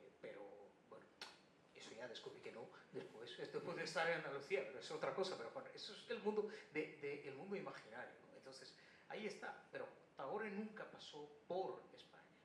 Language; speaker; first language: Spanish; non-native, fluent; Bangla